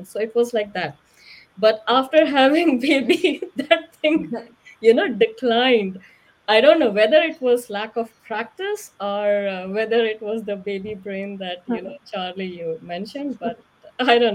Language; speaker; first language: English; non-native, local second language; Hindi